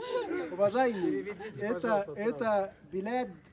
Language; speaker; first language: Russian; non-native, fluent; Arabic